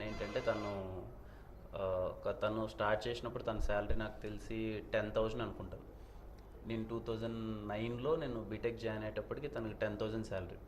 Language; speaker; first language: Telugu; native; Telugu